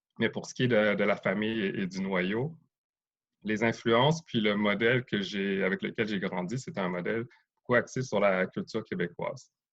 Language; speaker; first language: French; native; French